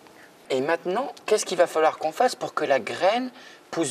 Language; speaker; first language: French; native; French